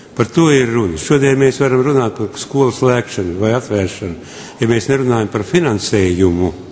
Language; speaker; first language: Latvian; non-native, local second language; Russian